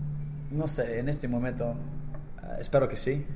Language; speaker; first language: Spanish; non-native, learner; English